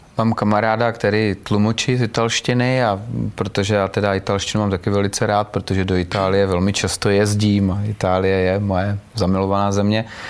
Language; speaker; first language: Czech; native; Czech